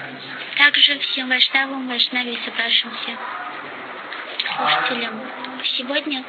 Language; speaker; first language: Russian; native; Russian